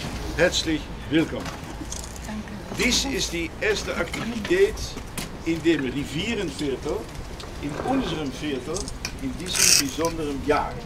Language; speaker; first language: German; non-native, fluent; Dutch